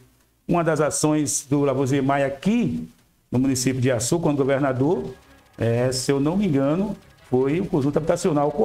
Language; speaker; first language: Portuguese; native; Portuguese